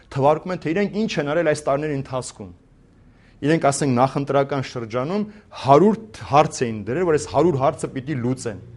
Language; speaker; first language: Armenian; native; Armenian